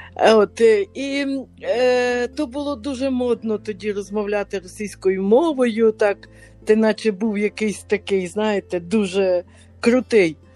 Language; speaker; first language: Ukrainian; native; Ukrainian